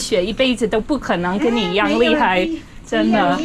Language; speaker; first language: Chinese; non-native, fluent; English